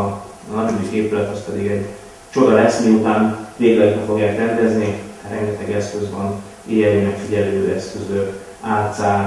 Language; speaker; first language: Hungarian; native; Hungarian